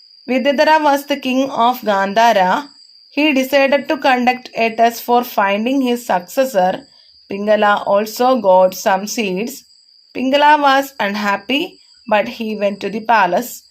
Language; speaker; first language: English; non-native, local second language; Malayalam